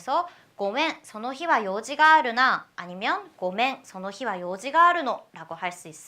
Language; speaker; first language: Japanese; non-native, learner; Korean